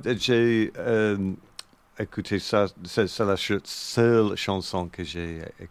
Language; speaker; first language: French; non-native, learner; English